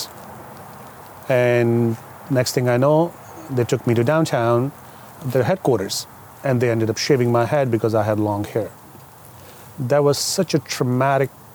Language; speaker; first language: English; non-native, local second language; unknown